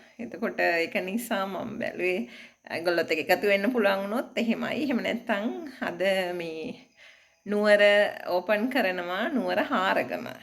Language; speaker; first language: Sinhala; native; Sinhala